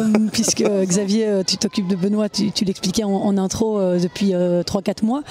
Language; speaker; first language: French; native; French